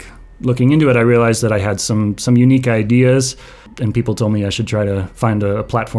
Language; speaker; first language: English; native; English